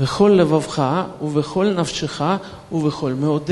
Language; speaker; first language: Hebrew; non-native, fluent; Russian